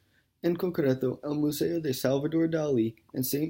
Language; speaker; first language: Spanish; non-native, learner; English